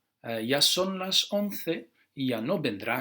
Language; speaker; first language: Spanish; non-native, fluent; Dutch